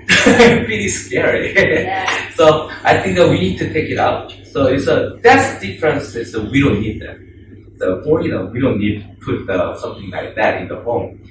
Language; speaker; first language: English; non-native, learner; Korean